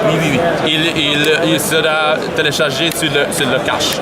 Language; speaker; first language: French; non-native, learner; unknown